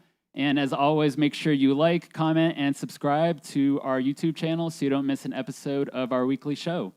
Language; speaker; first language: English; native; English